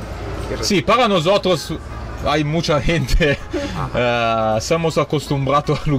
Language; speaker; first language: Spanish; non-native, learner; Italian